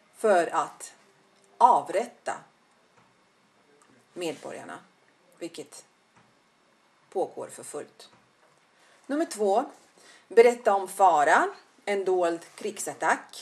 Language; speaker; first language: Swedish; non-native, fluent; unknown